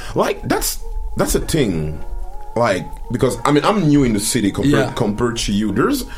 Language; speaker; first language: English; early bilingual, other home language; French